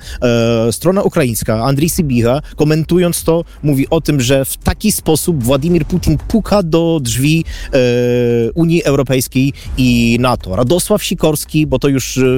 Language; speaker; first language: Polish; non-native, fluent; Ukrainian